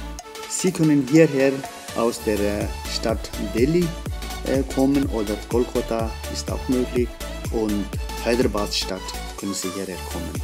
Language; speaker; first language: German; non-native, learner; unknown